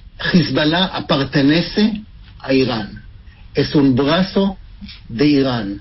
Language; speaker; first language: Spanish; non-native, fluent; Hebrew